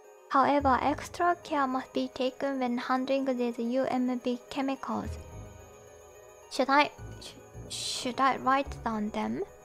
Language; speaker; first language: English; non-native, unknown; Japanese